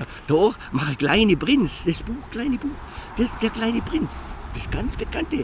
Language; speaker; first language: German; non-native, learner; Italian